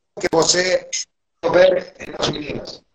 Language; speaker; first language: Portuguese; non-native, learner; Spanish